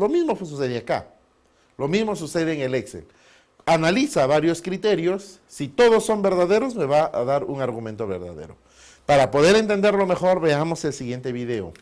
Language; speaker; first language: Spanish; native; Spanish